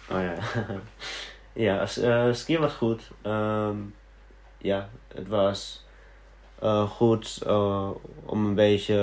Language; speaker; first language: Dutch; early bilingual, heritage; Dutch